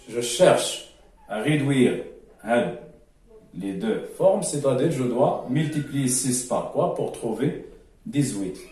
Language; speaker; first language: French; non-native, local second language; Arabic